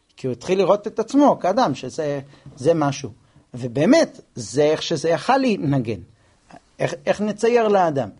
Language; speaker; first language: Hebrew; non-native, fluent; English